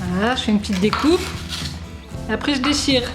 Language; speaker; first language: French; native; French